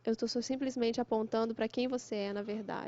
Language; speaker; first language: Portuguese; native; Portuguese